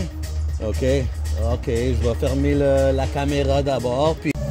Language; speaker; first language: French; non-native, local second language; English